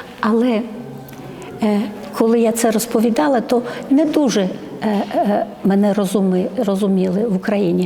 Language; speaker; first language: Ukrainian; non-native, fluent; Georgian